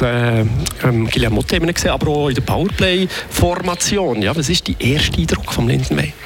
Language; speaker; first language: German; native; German